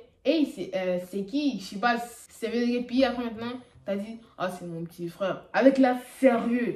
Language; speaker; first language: French; native; French